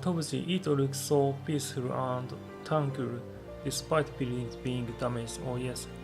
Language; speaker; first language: English; non-native, learner; Japanese